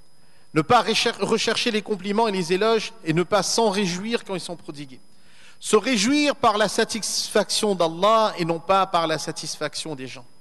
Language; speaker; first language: French; native; French